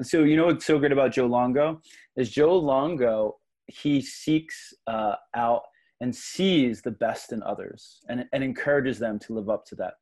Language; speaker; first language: English; native; English